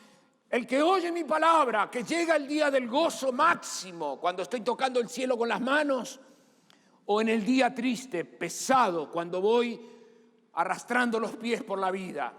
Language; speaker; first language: Spanish; native; Spanish